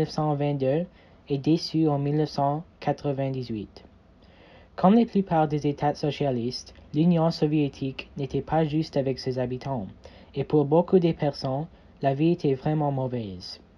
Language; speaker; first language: French; non-native, learner; English